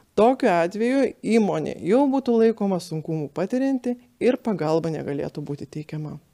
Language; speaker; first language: Lithuanian; native; Lithuanian